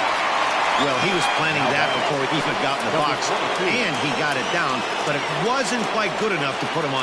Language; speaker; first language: English; native; English